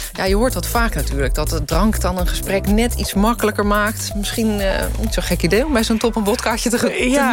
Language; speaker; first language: Dutch; native; Dutch